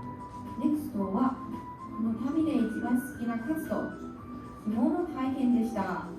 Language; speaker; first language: Japanese; non-native, learner; Chinese